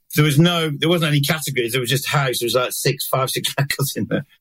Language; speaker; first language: English; native; English